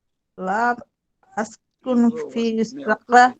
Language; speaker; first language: Arabic; non-native, learner; Divehi